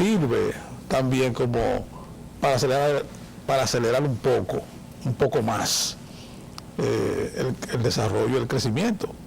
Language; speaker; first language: Spanish; native; Spanish